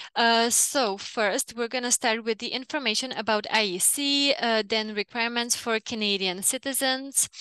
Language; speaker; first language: English; non-native, fluent; Czech